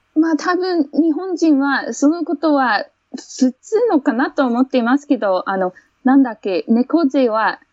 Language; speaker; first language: Japanese; non-native, fluent; English